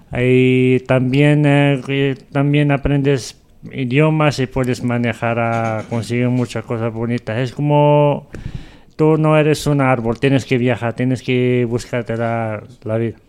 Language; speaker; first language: Spanish; non-native, fluent; Arabic